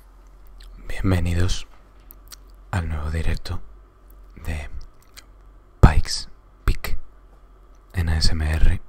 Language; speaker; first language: Spanish; native; Spanish